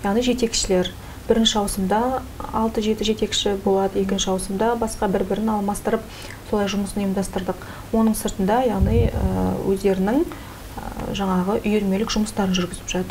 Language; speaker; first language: Kazakh; native; Kazakh